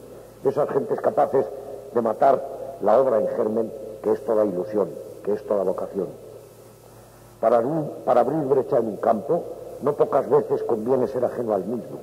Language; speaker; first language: Spanish; native; Spanish